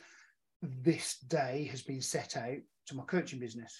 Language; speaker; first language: English; native; English